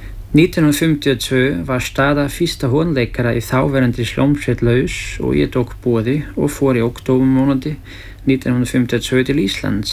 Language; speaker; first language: Icelandic; non-native, fluent; German